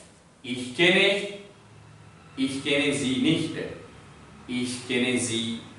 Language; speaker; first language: German; non-native, learner; Hindi